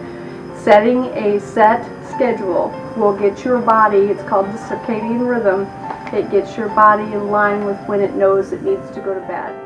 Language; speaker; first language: English; native; English